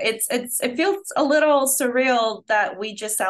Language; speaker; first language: English; non-native, local second language; Cantonese